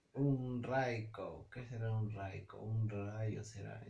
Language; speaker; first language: Spanish; native; Spanish